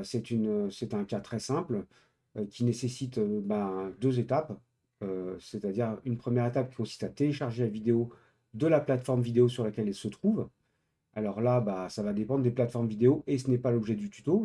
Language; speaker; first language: French; native; French